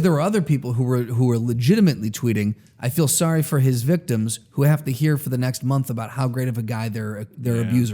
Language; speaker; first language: English; native; English